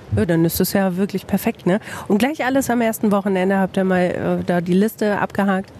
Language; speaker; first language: German; native; German